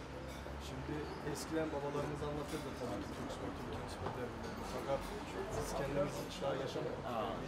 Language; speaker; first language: Turkish; early bilingual, other home language; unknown